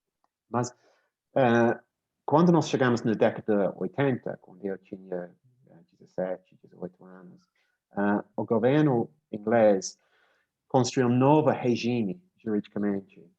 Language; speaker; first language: Portuguese; non-native, learner; English